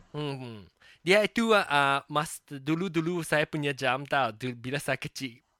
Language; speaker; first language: Malay; non-native, local second language; Chinese